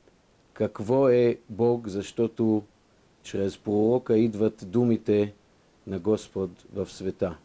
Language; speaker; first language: Bulgarian; non-native, fluent; Hebrew